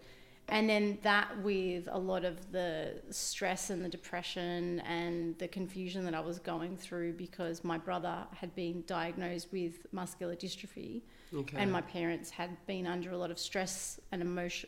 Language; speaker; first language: English; native; English